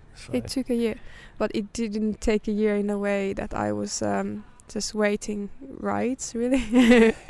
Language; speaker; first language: English; non-native, fluent; Finnish